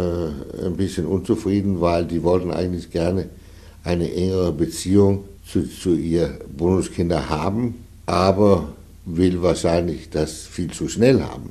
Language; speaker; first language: German; non-native, fluent; Danish